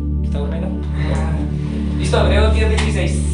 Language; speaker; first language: Spanish; native; Spanish